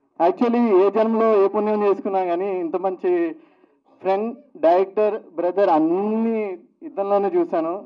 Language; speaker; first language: Telugu; native; Telugu